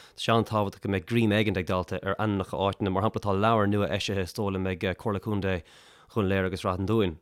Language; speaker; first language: Irish; native; Irish